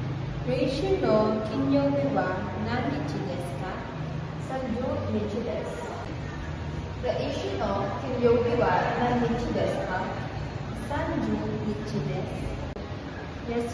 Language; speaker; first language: Japanese; non-native, learner; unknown